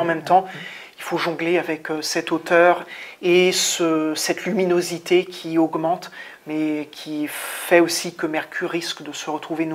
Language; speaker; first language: French; native; French